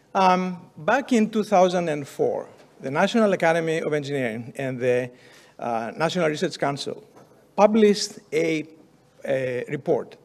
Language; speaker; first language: English; non-native, fluent; Greek